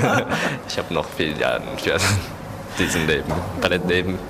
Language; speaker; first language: German; non-native, learner; Japanese